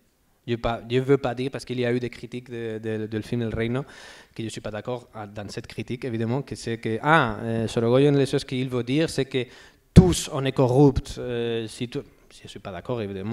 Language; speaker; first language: French; non-native, learner; Spanish